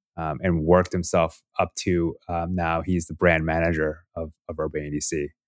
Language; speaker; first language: English; early bilingual, other home language; Korean